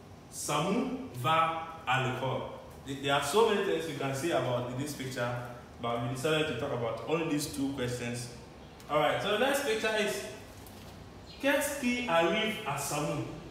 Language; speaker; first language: English; non-native, local second language; Akan